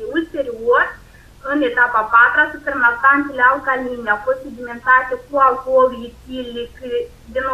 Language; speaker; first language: Romanian; native; Romanian